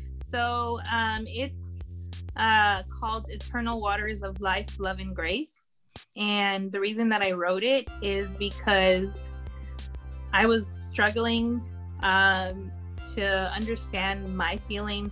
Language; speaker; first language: English; early bilingual, other home language; Spanish